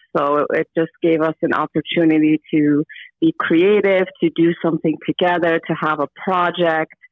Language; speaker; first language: English; non-native, fluent; Turkish